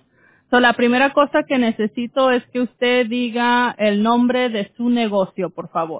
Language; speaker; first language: Spanish; early bilingual, heritage; Spanish